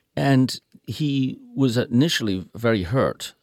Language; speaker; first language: English; native; English